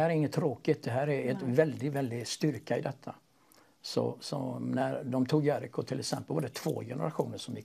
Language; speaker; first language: Swedish; native; Swedish